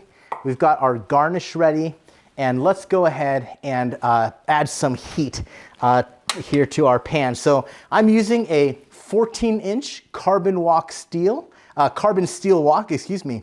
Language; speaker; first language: English; native; English